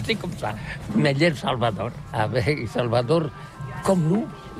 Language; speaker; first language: French; non-native, learner; Catalan